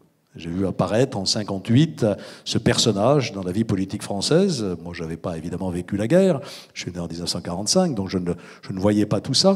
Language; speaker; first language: French; native; French